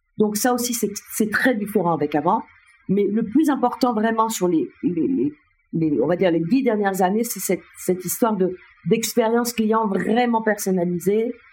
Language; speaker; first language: French; native; French